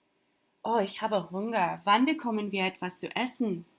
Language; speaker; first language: German; non-native, learner; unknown